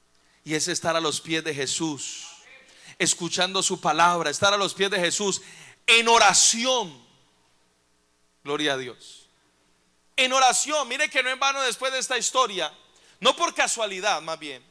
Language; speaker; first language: Spanish; native; Spanish